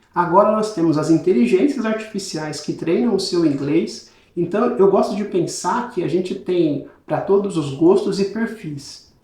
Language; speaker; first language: Portuguese; native; Portuguese